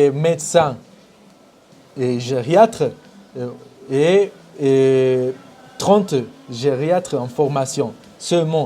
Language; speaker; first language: French; non-native, learner; Spanish